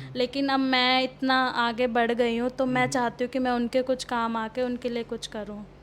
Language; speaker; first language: Hindi; early bilingual, other home language; Odia